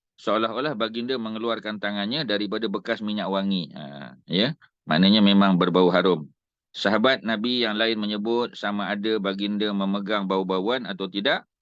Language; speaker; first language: Malay; native; Malay